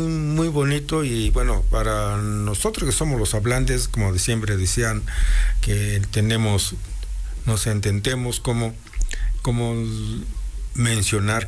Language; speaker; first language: Spanish; non-native, local second language; Mixtepec Mixtec